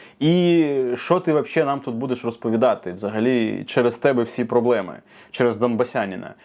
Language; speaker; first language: Ukrainian; non-native, local second language; Russian